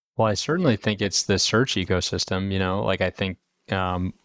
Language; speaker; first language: English; native; English